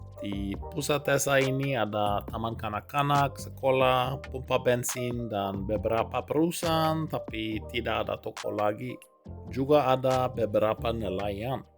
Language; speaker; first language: Indonesian; non-native, fluent; Norwegian